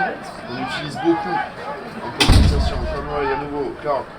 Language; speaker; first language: French; native; French